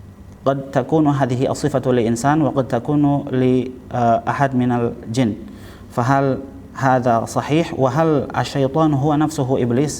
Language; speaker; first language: Arabic; non-native, fluent; Indonesian